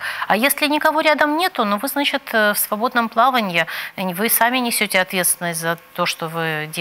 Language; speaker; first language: Russian; native; Russian